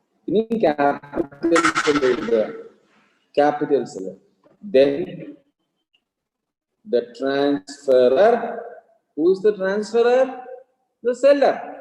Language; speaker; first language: English; non-native, local second language; Malayalam